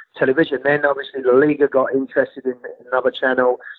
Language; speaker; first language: English; native; English